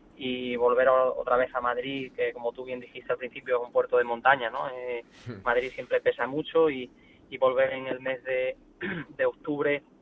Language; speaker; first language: Spanish; native; Spanish